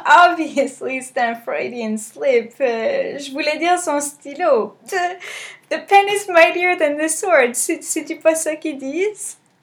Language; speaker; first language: French; native; French